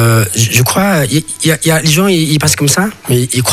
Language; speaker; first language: French; non-native, learner; Chinese